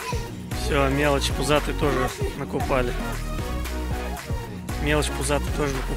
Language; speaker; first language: Russian; native; Russian